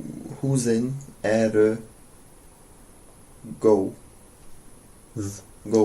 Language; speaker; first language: Icelandic; non-native, learner; English